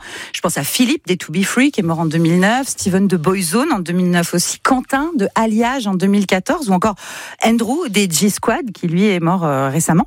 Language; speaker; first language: French; native; French